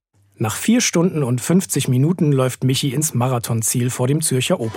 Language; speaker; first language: German; native; German